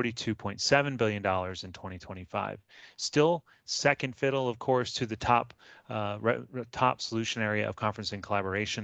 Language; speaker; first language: English; native; English